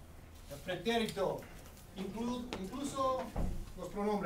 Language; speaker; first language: Spanish; non-native, fluent; English